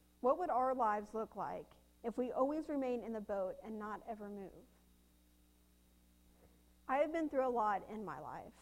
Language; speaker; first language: English; native; English